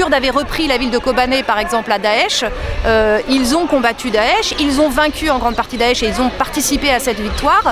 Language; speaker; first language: French; native; French